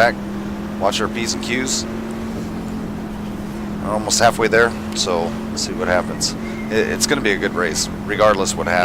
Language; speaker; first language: English; native; English